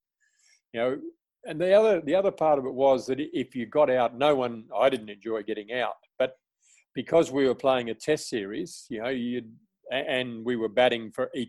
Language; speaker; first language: English; native; English